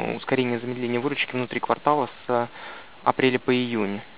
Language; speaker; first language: Russian; native; Russian